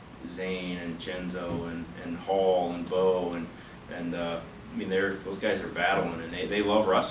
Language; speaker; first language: English; native; English